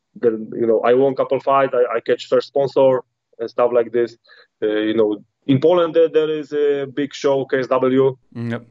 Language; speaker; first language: English; non-native, learner; Polish